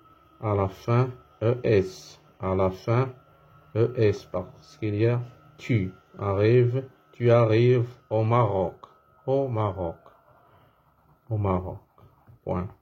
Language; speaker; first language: French; non-native, fluent; Arabic